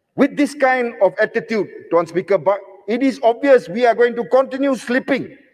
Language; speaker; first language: English; non-native, local second language; Malay